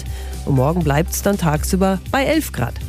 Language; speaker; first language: German; native; German